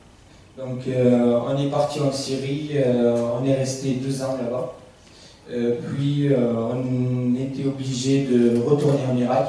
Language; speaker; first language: French; non-native, fluent; Arabic